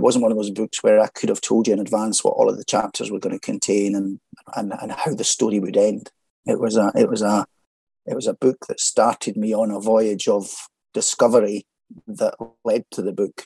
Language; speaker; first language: English; native; English